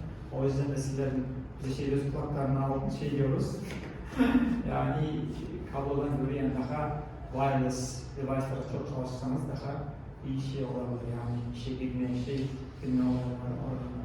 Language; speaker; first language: Turkish; non-native, learner; Kazakh